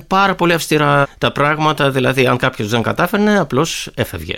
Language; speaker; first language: Greek; non-native, fluent; Russian